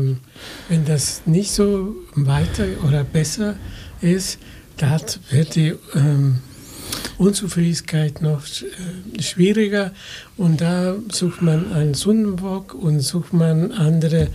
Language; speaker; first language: German; non-native, fluent; Spanish